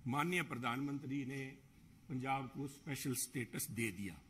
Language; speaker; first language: Hindi; native; Hindi